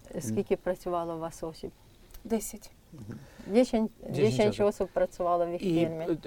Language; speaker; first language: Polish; non-native, fluent; Ukrainian